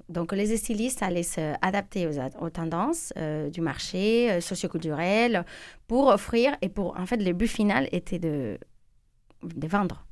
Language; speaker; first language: French; non-native, fluent; Spanish